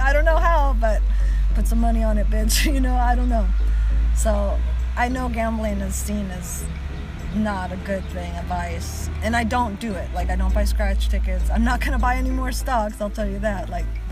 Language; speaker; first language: English; early bilingual, other home language; Spanish